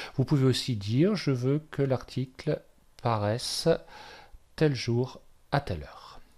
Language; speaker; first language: French; native; French